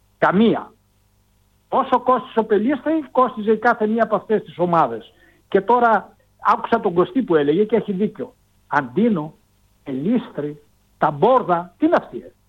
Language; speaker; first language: Greek; native; Greek